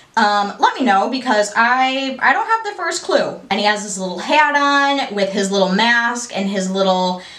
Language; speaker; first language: English; native; English